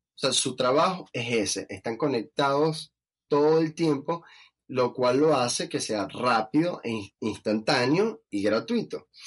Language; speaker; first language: Spanish; native; Spanish